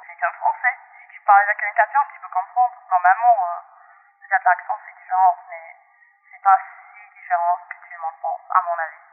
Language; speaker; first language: French; non-native, local second language; English